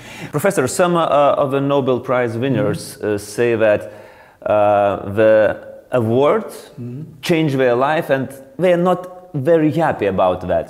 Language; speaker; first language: English; non-native, fluent; Lithuanian